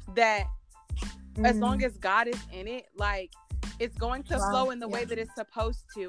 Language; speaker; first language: English; native; English